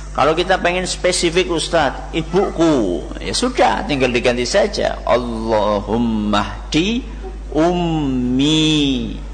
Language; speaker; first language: Malay; non-native, local second language; Javanese